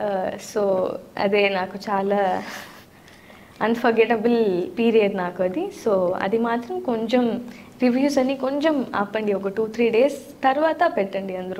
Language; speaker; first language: Telugu; non-native, learner; Tamil